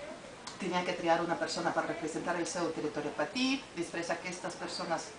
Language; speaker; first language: Catalan; non-native, fluent; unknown